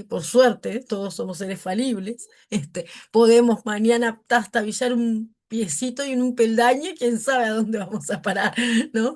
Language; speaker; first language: Spanish; native; Spanish